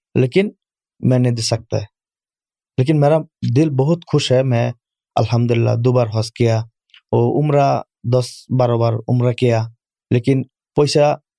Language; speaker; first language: Urdu; non-native, learner; Bangla